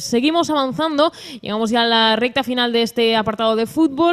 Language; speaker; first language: Spanish; native; Spanish